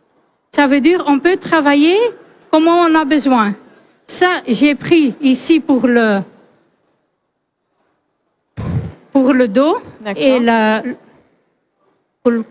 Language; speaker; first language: French; non-native, fluent; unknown